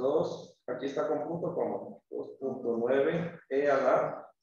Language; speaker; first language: Spanish; native; Spanish